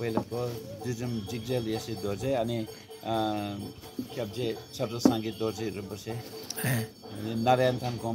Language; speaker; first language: Nepali; non-native, fluent; English